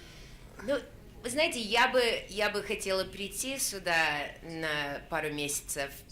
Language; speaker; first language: Russian; early bilingual, heritage; Russian